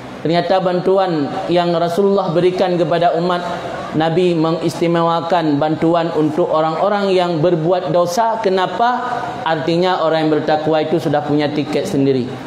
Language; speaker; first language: Malay; non-native, local second language; Achinese